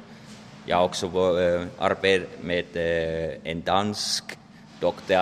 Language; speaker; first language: Swedish; non-native, learner; Finnish